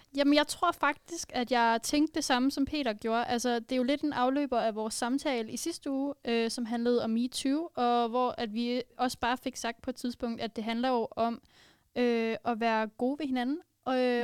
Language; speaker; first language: Danish; native; Danish